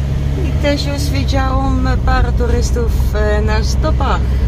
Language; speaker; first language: Polish; non-native, learner; Dutch